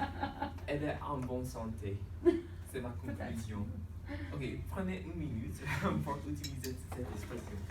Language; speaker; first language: French; non-native, fluent; English